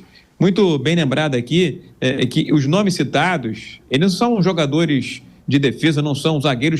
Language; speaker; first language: Portuguese; native; Portuguese